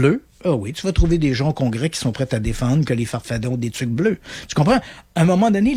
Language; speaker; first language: French; native; French